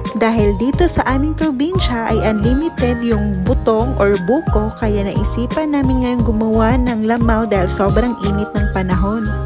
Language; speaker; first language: Filipino; non-native, local second language; Cebuano